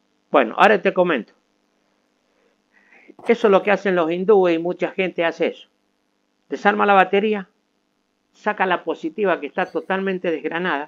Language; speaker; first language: Spanish; native; Spanish